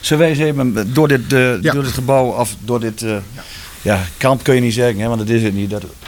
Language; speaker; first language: Dutch; native; Dutch